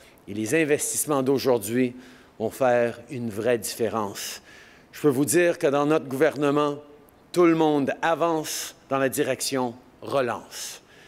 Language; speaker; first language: French; native; French